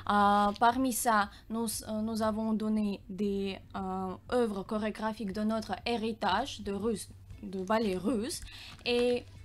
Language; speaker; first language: French; non-native, learner; Russian